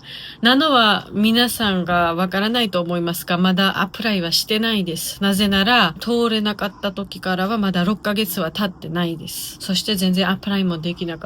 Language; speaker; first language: Japanese; non-native, fluent; Georgian